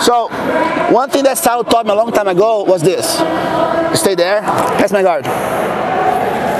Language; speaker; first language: English; non-native, fluent; Portuguese